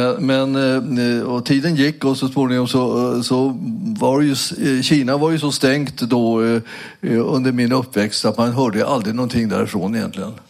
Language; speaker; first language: Swedish; native; Swedish